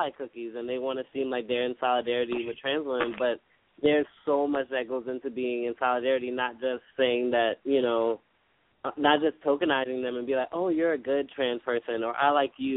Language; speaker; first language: English; native; English